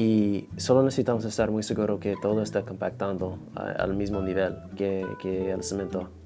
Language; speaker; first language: Spanish; non-native, fluent; English